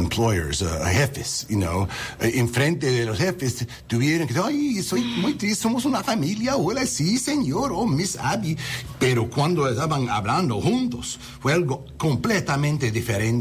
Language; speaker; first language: Spanish; non-native, learner; English